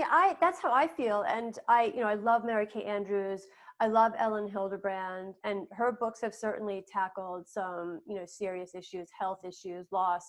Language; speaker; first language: English; native; English